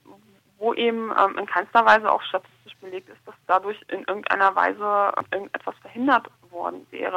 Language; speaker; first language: German; native; German